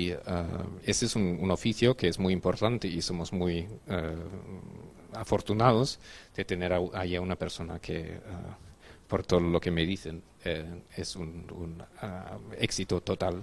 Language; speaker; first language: Spanish; non-native, fluent; German